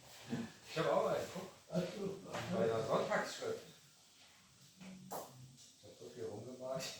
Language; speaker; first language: German; native; German